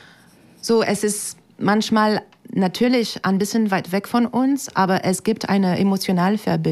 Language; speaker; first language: German; non-native, fluent; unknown